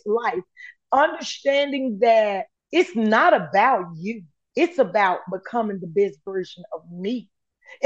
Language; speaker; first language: English; native; English